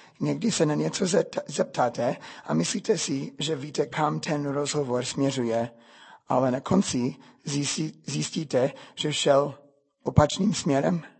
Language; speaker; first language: Czech; non-native, fluent; English